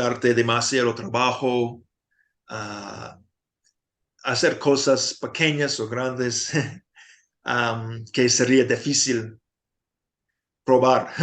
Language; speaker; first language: Spanish; non-native, fluent; English